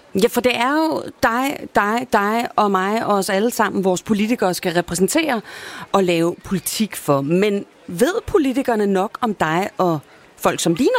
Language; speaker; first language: Danish; native; Danish